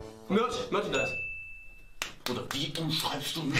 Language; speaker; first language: German; native; German